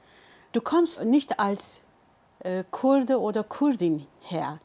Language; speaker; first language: German; non-native, fluent; Kurdish